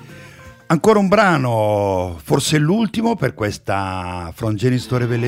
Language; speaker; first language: Italian; native; Italian